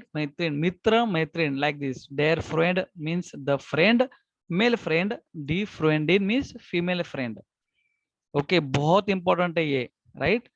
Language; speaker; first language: German; non-native, fluent; Marathi